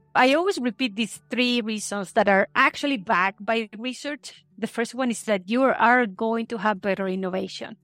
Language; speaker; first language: English; non-native, fluent; Spanish